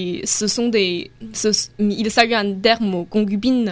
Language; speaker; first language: French; non-native, fluent; Chinese